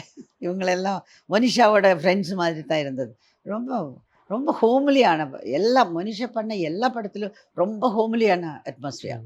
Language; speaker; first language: Tamil; non-native, learner; Malayalam